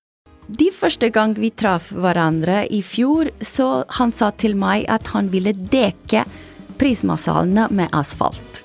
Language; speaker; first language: Norwegian; non-native, fluent; Italian